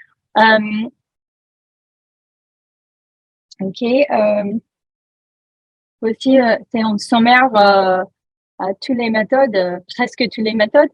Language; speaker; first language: French; non-native, learner; English